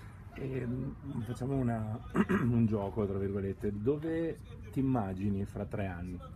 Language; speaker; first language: Italian; native; Italian